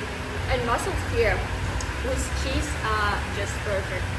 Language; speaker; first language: English; non-native, learner; Russian